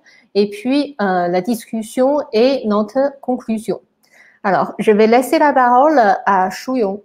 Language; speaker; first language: French; non-native, fluent; Chinese